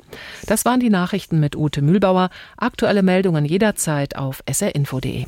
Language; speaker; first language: German; native; German